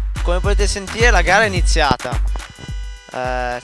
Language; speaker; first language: Italian; native; Italian